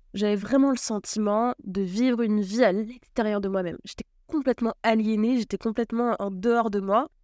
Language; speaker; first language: French; native; French